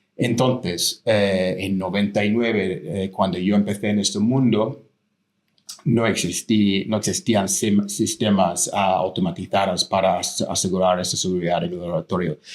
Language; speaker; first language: Spanish; non-native, fluent; English